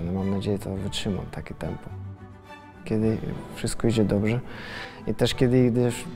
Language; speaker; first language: Polish; non-native, learner; Russian